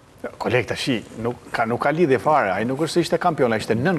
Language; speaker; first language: Albanian; native; Albanian